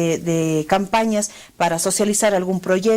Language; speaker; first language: Spanish; native; Spanish